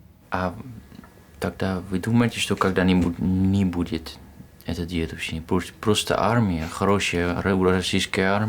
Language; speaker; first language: Russian; non-native, fluent; Dutch